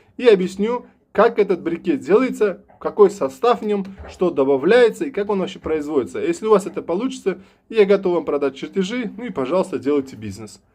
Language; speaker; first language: Russian; non-native, local second language; Uzbek